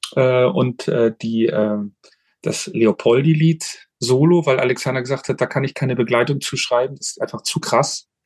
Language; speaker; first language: German; native; German